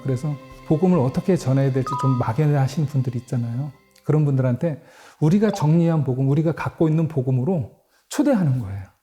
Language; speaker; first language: Korean; native; Korean